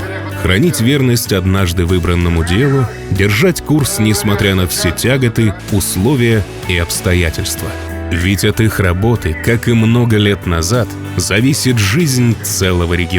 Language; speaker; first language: Russian; native; Russian